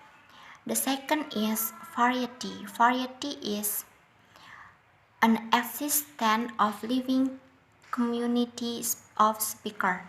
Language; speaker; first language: English; non-native, learner; Indonesian